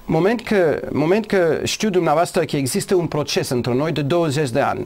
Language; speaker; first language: Romanian; non-native, learner; English